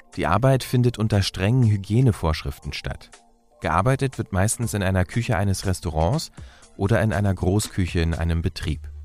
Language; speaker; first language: German; native; German